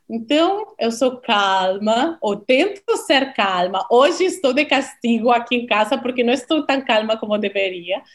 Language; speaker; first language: Portuguese; non-native, fluent; Spanish